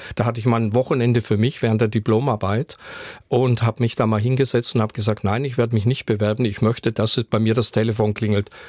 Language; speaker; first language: German; native; German